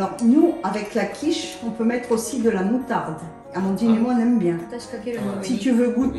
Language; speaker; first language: French; native; French